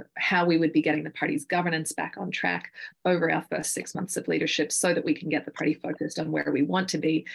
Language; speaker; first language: English; native; English